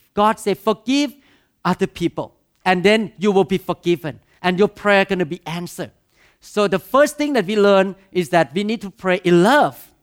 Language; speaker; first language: English; non-native, fluent; Thai